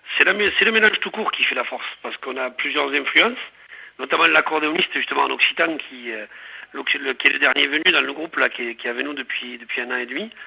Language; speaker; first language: French; non-native, fluent; English